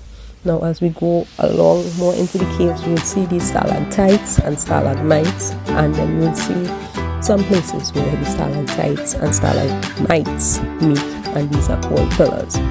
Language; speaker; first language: English; native; English